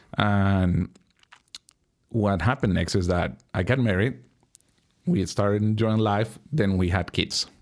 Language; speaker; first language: English; non-native, fluent; Spanish